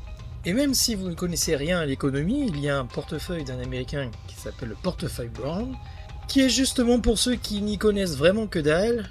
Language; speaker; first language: French; native; French